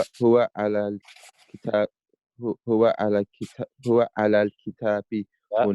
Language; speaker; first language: Arabic; non-native, learner; English